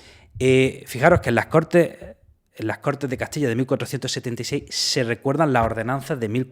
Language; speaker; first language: Spanish; native; Spanish